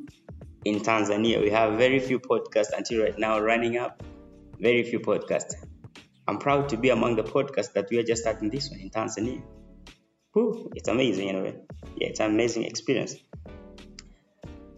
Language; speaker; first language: English; non-native, local second language; Swahili